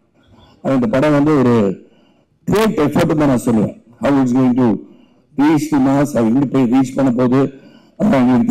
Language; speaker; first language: Tamil; native; Tamil